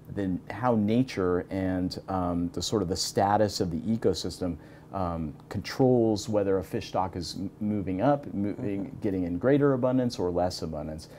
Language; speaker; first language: English; native; English